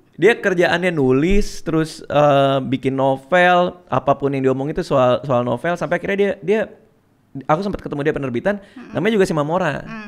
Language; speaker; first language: Indonesian; native; Indonesian